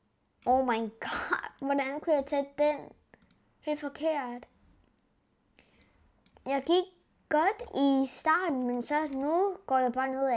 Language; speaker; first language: Danish; early bilingual, other home language; Spanish